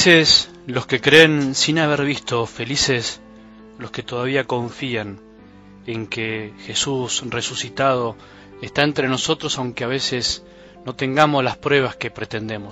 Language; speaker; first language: Spanish; native; Spanish